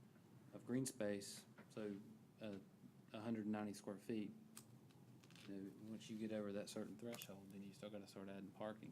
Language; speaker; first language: English; native; English